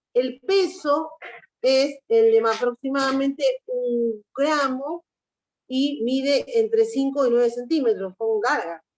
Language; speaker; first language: Spanish; native; Spanish